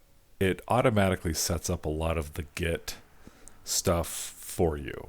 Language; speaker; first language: English; native; English